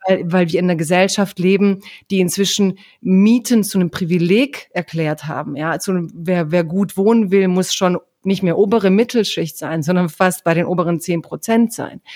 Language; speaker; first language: German; early bilingual, other home language; Croatian